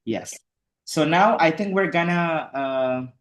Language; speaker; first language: English; non-native, fluent; Indonesian